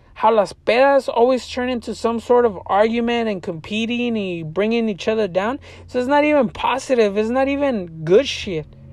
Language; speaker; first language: English; early bilingual, other home language; Spanish